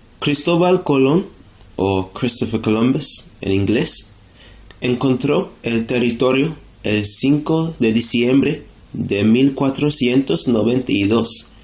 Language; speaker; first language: Spanish; non-native, fluent; English